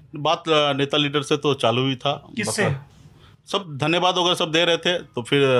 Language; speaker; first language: Hindi; native; Hindi